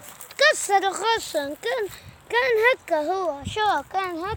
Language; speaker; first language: Arabic; native; Arabic